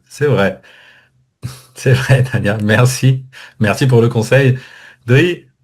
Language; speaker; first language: French; native; French